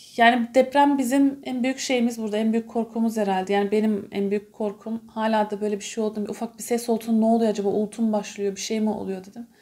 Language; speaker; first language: Turkish; early bilingual, heritage; Turkish